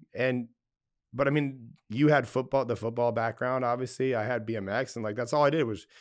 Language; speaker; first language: English; native; English